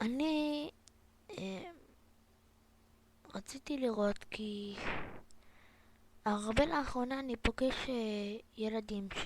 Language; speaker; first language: Hebrew; native; Hebrew